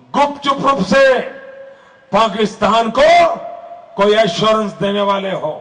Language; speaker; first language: Hindi; non-native, local second language; Gujarati